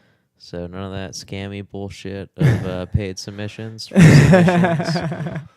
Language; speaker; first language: English; native; English